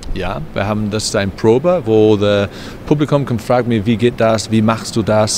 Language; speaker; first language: German; non-native, learner; English